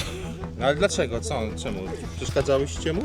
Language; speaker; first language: Polish; native; Polish